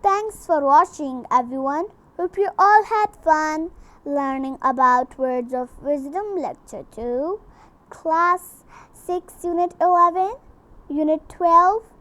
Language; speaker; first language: English; non-native, local second language; Urdu